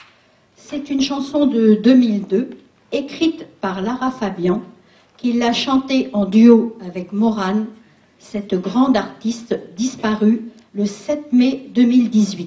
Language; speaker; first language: French; native; French